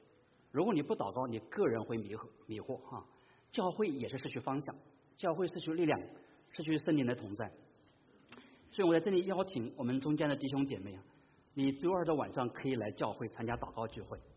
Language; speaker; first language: Chinese; native; Chinese